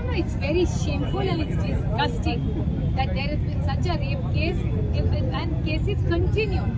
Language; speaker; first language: English; non-native, local second language; Marathi